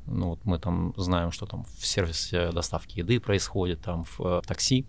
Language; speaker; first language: Russian; native; Russian